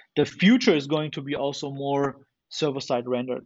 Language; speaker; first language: English; non-native, fluent; German